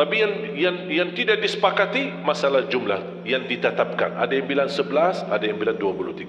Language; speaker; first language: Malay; non-native, fluent; Arabic